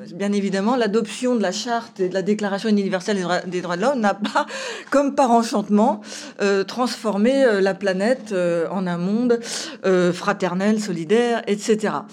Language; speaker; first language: French; native; French